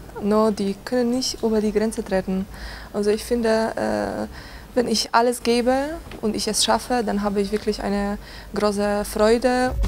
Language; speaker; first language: German; non-native, fluent; Polish